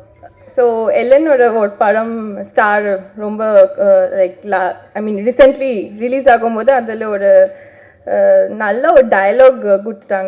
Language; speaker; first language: Tamil; non-native, local second language; Bangla